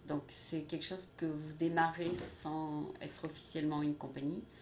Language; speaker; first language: French; native; French